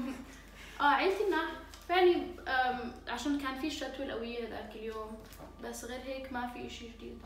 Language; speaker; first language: Arabic; native; Arabic